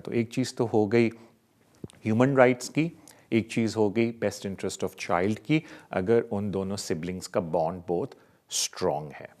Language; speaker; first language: Urdu; native; Urdu